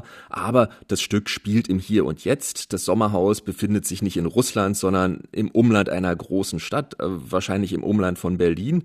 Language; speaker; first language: German; native; German